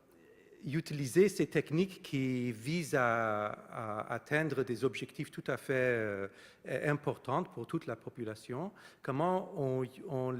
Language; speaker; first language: French; non-native, fluent; Arabic